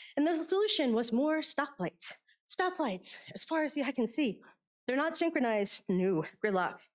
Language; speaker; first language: English; native; English